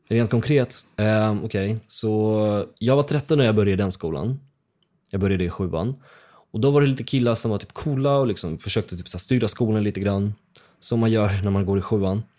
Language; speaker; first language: Swedish; early bilingual, other home language; Russian